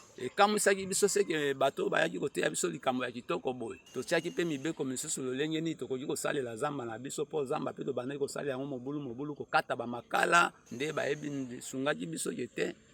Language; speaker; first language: Lingala; native; Lingala